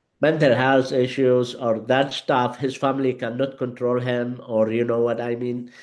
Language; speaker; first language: English; non-native, learner; Arabic